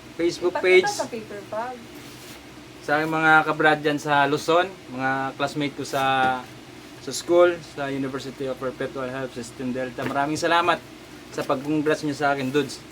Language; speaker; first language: Filipino; non-native, local second language; Cebuano